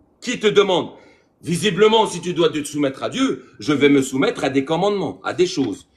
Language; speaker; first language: French; native; French